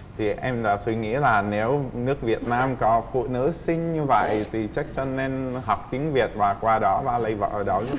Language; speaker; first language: Vietnamese; non-native, fluent; Czech